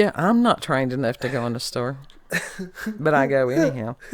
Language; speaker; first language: English; native; English